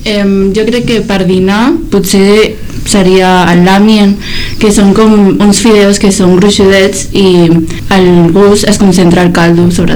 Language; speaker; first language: Catalan; early bilingual, other home language; Chinese